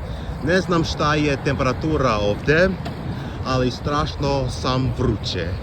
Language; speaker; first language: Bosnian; non-native, learner; English